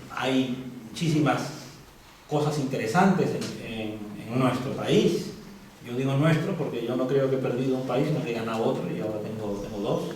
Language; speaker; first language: Spanish; native; Spanish